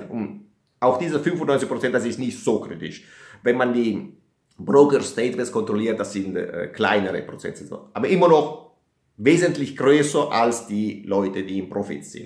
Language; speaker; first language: German; non-native, fluent; Italian